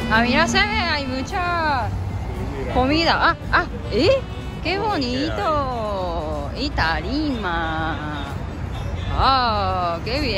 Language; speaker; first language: Spanish; non-native, learner; Japanese